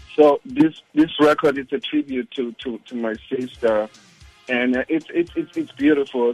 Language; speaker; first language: English; non-native, local second language; Zulu